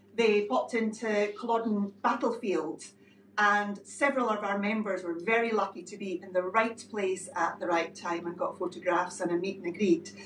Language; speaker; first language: English; native; English